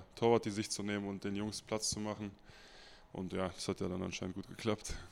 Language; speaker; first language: German; native; German